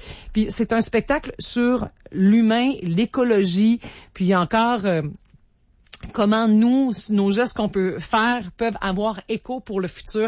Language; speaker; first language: French; native; French